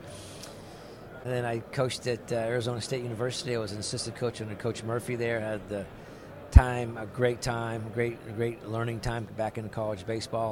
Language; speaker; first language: English; native; English